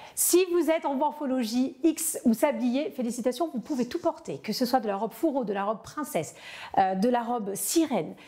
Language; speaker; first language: French; native; French